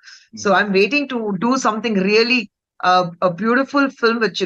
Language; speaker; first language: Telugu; non-native, fluent; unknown